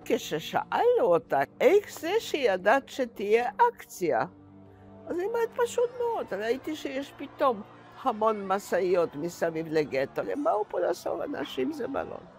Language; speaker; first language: Hebrew; non-native, fluent; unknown